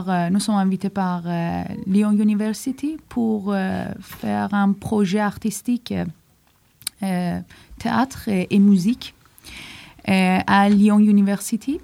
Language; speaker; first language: French; non-native, learner; Persian